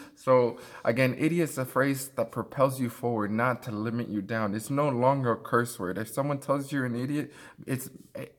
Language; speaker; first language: English; early bilingual, other home language; Spanish